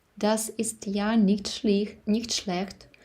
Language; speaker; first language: German; non-native, fluent; Ukrainian